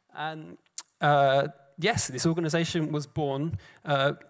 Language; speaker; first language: English; native; English